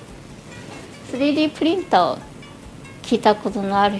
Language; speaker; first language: Japanese; non-native, fluent; Chinese